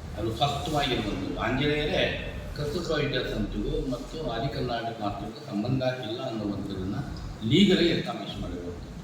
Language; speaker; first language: Kannada; native; Kannada